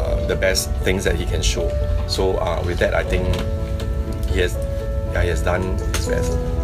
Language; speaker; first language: English; non-native, local second language; Chinese